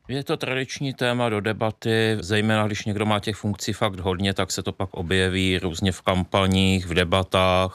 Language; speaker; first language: Czech; native; Czech